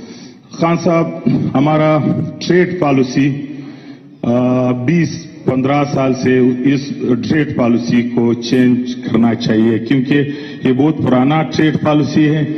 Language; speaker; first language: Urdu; non-native, local second language; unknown